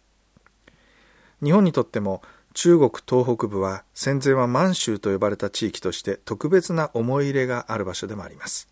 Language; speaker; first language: Japanese; native; Japanese